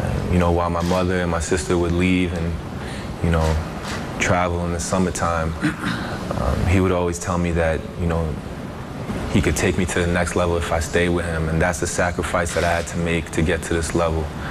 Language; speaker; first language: English; early bilingual, other home language; French